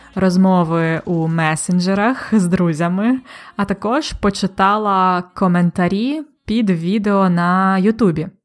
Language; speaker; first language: Ukrainian; native; Ukrainian